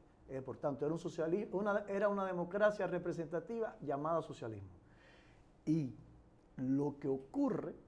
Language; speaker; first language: Spanish; native; Spanish